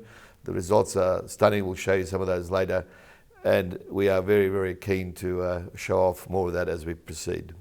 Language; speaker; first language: English; native; English